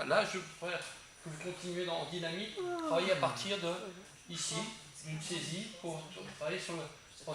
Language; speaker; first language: French; native; French